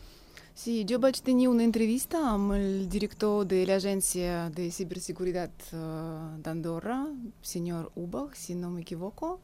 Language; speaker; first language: Catalan; non-native, fluent; Russian